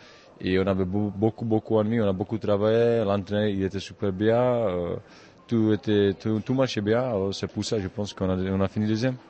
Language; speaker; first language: French; non-native, fluent; Czech